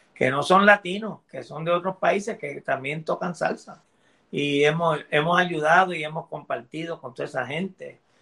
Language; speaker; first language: Spanish; early bilingual, heritage; Spanish